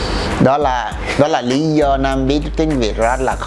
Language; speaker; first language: Vietnamese; non-native, fluent; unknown